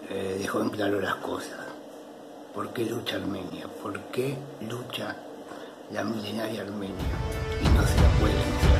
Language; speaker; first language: Spanish; native; Spanish